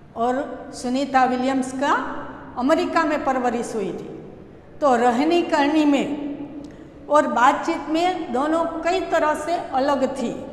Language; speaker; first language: Hindi; non-native, local second language; Gujarati